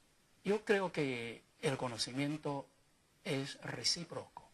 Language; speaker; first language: Spanish; non-native, fluent; Chinese